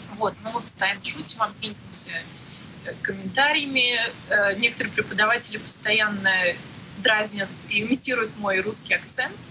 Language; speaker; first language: Russian; native; Russian